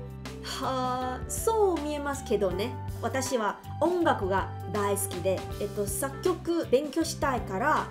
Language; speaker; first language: Japanese; non-native, learner; Chinese